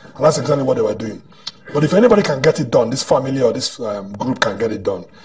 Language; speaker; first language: English; non-native, local second language; Igbo